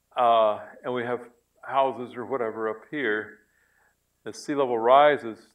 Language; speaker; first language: English; native; English